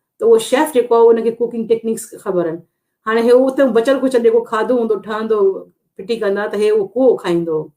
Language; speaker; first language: Sindhi; non-native, local second language; Urdu